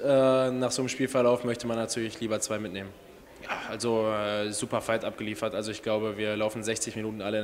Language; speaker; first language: German; native; German